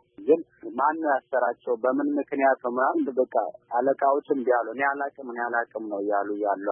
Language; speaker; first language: Amharic; non-native, local second language; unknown